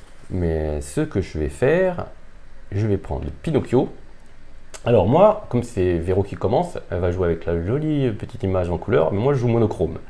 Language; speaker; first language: French; native; French